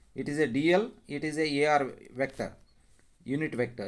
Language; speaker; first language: English; non-native, local second language; Telugu